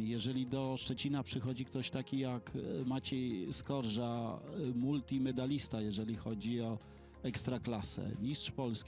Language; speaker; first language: Polish; native; Polish